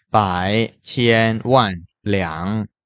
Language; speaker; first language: Chinese; non-native, fluent; Khmer